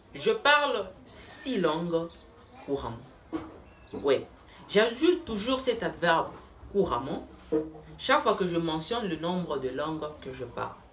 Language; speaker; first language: French; non-native, local second language; Lingala